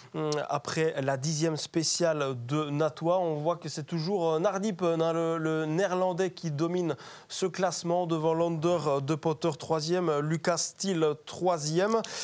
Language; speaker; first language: French; native; French